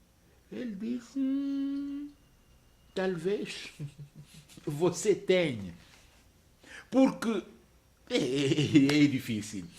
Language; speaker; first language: Portuguese; non-native, fluent; French